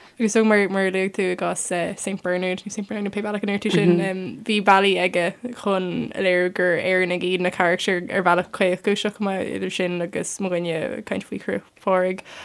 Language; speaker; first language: Irish; native; Irish